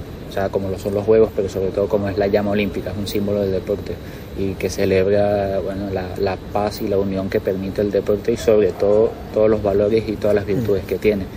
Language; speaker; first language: Spanish; native; Spanish